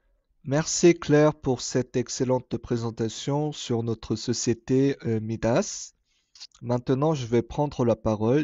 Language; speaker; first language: French; non-native, fluent; Korean